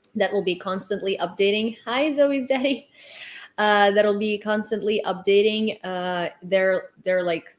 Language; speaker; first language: English; non-native, fluent; Ukrainian